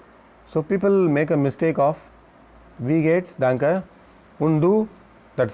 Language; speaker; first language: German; non-native, learner; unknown